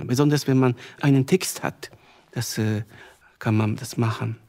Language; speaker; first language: German; non-native, fluent; Japanese